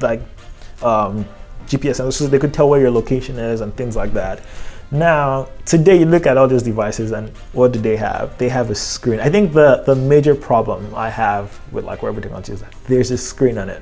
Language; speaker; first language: English; non-native, local second language; Yoruba